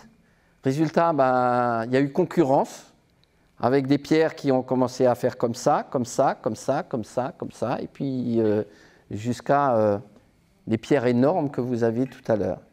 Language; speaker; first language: French; native; French